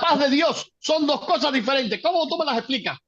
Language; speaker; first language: Spanish; native; Spanish